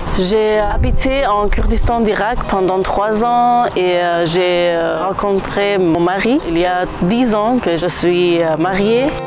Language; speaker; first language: French; non-native, learner; Kurdish